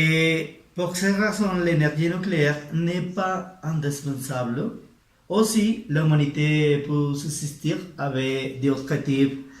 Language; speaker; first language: French; non-native, learner; Spanish